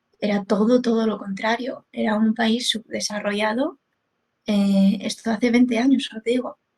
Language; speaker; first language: Spanish; early bilingual, other home language; Chinese